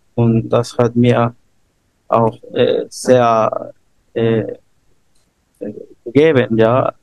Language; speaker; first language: German; non-native, learner; Spanish